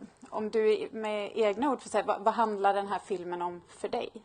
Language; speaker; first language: Swedish; native; Swedish